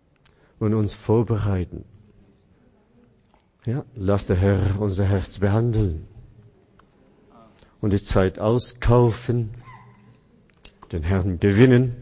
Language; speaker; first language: German; non-native, fluent; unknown